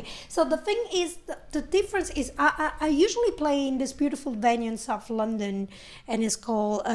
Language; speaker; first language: English; non-native, fluent; Italian